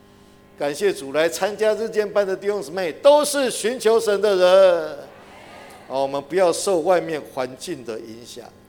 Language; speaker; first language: Chinese; native; Chinese